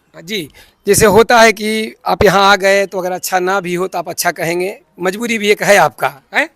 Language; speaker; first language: Hindi; native; Hindi